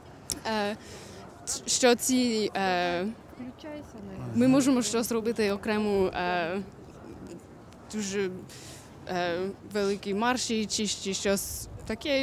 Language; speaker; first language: Ukrainian; non-native, learner; English